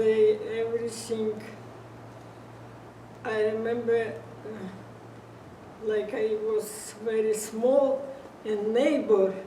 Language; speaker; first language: English; non-native, learner; Russian